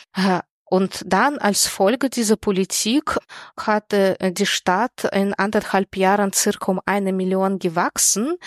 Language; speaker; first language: German; non-native, fluent; Russian